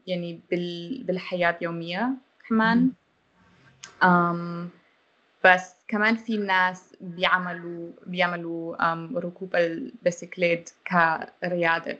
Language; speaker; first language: Arabic; non-native, learner; German